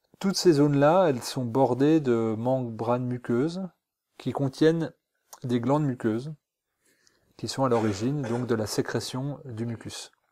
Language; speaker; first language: French; native; French